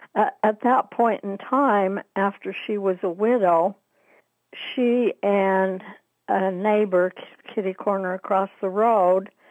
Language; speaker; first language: English; native; English